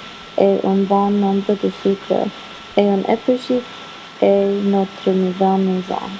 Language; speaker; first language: French; non-native, learner; English